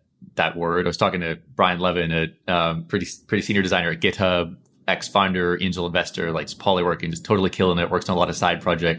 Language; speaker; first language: English; native; English